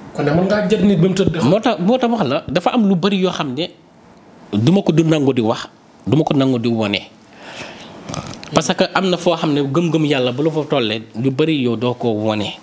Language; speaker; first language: Wolof; non-native, local second language; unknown